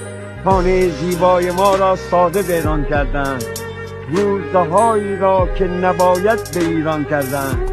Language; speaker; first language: Persian; native; Persian